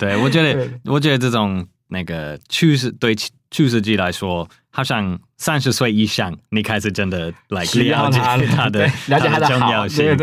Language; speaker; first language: Chinese; non-native, fluent; English